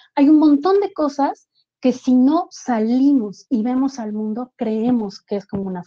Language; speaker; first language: Spanish; native; Spanish